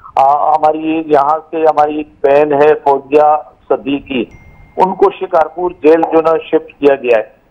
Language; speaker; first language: Urdu; non-native, local second language; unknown